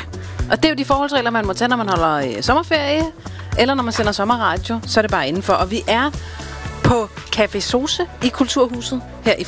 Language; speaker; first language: Danish; native; Danish